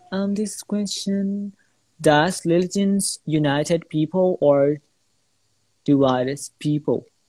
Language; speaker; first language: English; non-native, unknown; Thai